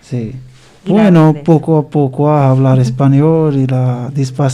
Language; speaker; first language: Spanish; non-native, learner; Arabic